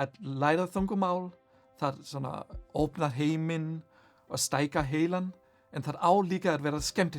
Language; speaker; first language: Icelandic; non-native, fluent; Danish